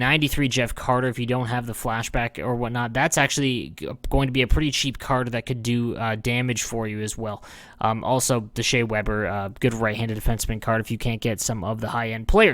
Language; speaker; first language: English; native; English